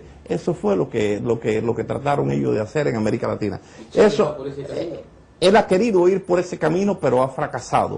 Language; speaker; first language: Spanish; native; Spanish